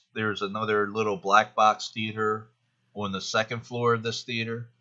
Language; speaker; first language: English; native; English